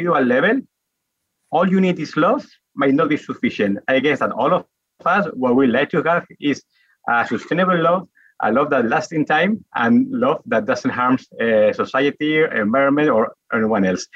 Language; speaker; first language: English; non-native, fluent; Spanish